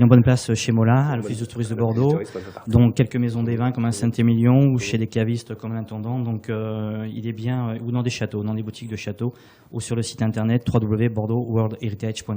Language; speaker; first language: French; native; French